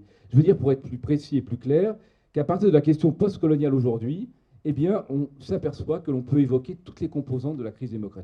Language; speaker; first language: French; native; French